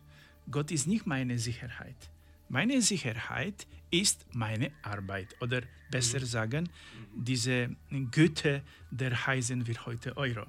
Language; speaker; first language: German; non-native, learner; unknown